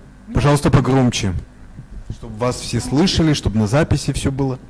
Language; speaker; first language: Russian; native; Russian